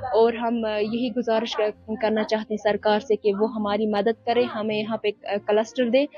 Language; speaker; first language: Hindi; native; Hindi